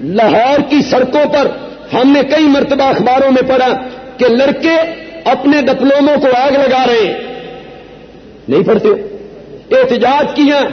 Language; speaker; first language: Urdu; non-native, local second language; Punjabi